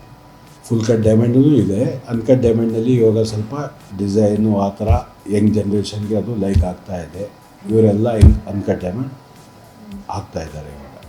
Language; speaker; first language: Kannada; non-native, local second language; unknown